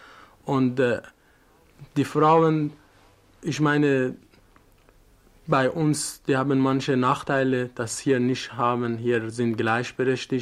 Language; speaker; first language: German; non-native, learner; Persian